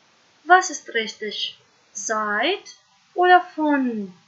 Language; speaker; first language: German; non-native, fluent; Macedonian